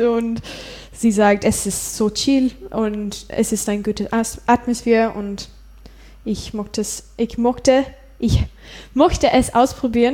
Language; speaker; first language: German; non-native, learner; English